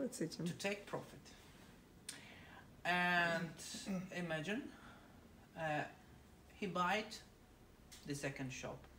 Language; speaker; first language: English; non-native, fluent; Russian